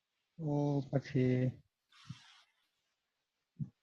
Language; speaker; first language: German; non-native, learner; Gujarati